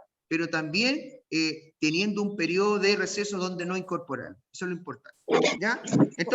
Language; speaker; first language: Spanish; native; Spanish